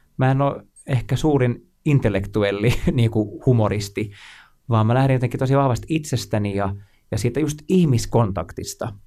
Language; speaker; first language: Finnish; non-native, local second language; Swedish